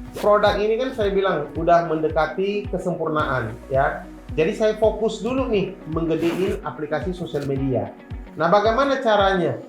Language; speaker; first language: Indonesian; non-native, fluent; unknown